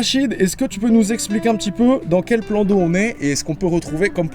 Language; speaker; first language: French; native; French